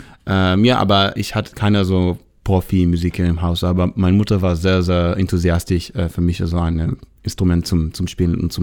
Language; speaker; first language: German; non-native, learner; Hebrew